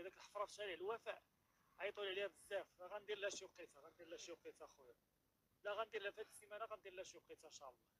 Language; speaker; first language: Arabic; native; Arabic